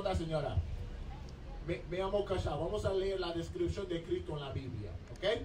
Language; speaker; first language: Spanish; non-native, learner; English